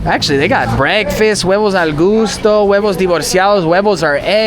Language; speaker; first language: Spanish; early bilingual, heritage; English